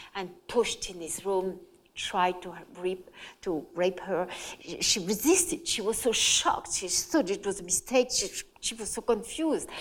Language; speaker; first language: English; non-native, fluent; French